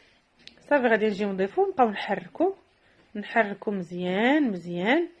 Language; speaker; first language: Arabic; native; Arabic